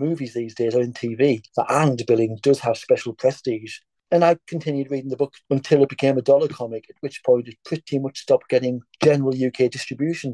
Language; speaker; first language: English; native; English